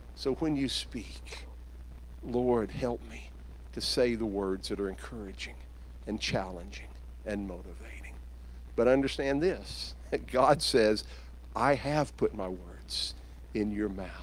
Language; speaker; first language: English; native; English